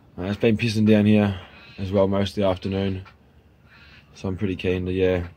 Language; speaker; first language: English; native; English